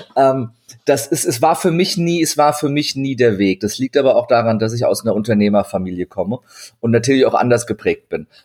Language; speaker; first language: German; early bilingual, other home language; Turkish